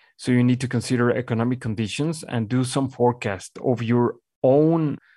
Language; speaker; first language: English; non-native, fluent; Spanish